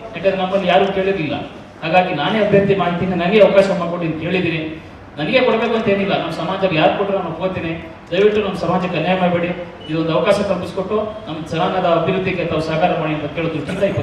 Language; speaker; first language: Kannada; non-native, local second language; Lambadi